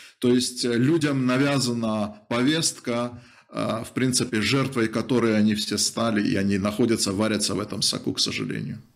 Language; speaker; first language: Russian; native; Russian